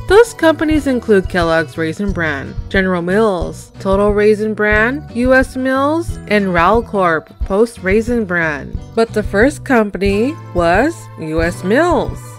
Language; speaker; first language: English; native; English